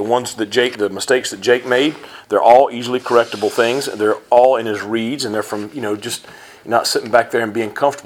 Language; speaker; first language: English; native; English